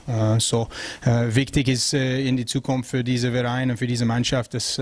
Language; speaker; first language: German; non-native, learner; French